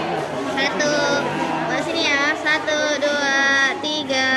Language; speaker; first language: Indonesian; native; Indonesian